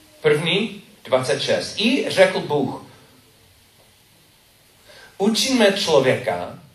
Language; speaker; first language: Czech; non-native, learner; English